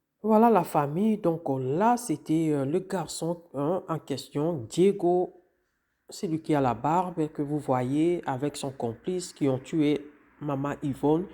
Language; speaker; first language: French; non-native, local second language; Lingala